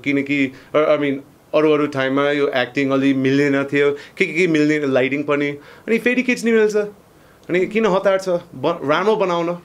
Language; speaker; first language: Nepali; non-native, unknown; English